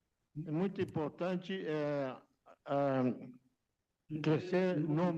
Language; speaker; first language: Portuguese; non-native, local second language; Yanomámi